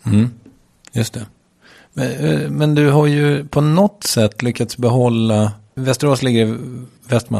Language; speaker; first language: Swedish; native; Swedish